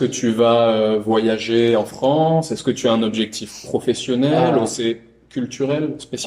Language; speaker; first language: French; native; French